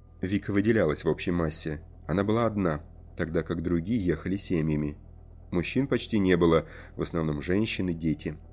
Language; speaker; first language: Russian; native; Russian